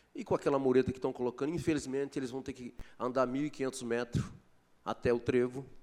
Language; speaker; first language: Portuguese; native; Portuguese